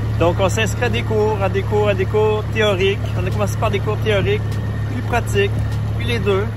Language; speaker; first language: French; native; French